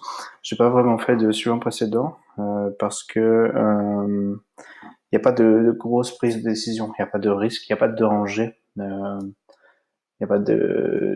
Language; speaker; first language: French; native; French